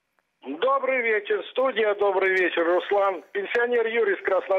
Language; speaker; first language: Ukrainian; non-native, local second language; Russian